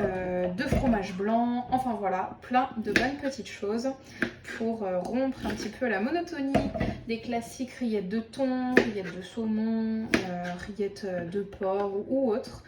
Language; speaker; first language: French; native; French